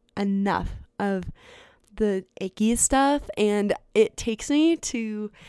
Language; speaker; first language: English; native; English